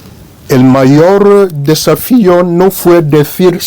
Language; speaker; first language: Spanish; non-native, fluent; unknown